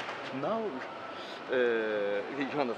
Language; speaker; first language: English; non-native, learner; Japanese